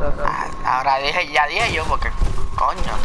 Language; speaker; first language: Spanish; native; Spanish